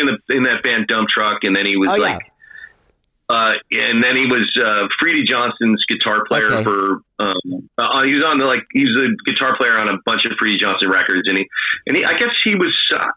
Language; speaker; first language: English; native; English